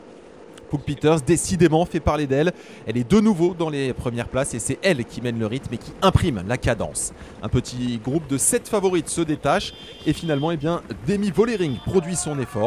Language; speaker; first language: French; native; French